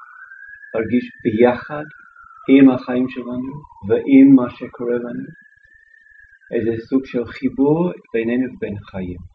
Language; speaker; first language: Hebrew; non-native, fluent; English